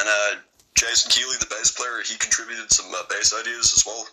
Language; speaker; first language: English; native; English